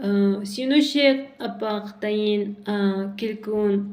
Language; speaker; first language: French; non-native, learner; Spanish